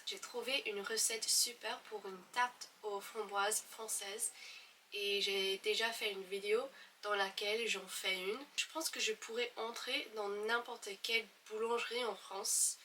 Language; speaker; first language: French; non-native, fluent; English